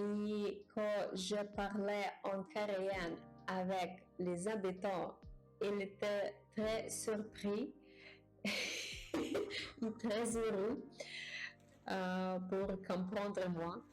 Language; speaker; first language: French; non-native, learner; Japanese